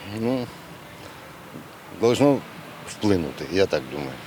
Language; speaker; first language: Ukrainian; non-native, local second language; Russian